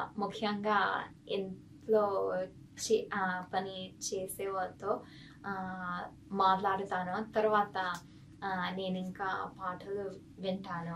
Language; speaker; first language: Telugu; non-native, fluent; English